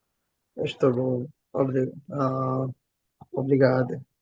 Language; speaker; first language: Portuguese; non-native, learner; Bangla